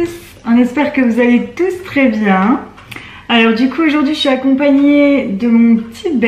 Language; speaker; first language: French; native; French